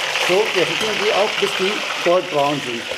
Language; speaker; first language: German; non-native, fluent; Arabic